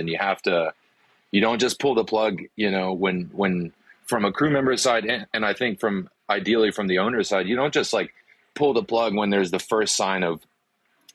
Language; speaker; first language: English; early bilingual, other home language; Afrikaans